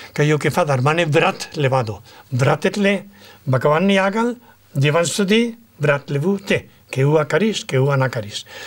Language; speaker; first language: Gujarati; non-native, fluent; Spanish